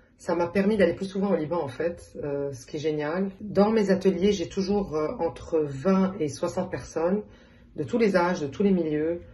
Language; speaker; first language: French; non-native, local second language; Arabic